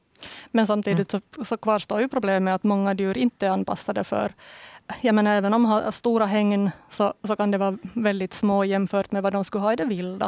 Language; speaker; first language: Swedish; native; Swedish